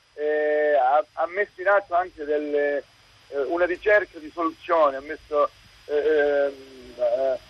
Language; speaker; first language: Italian; native; Italian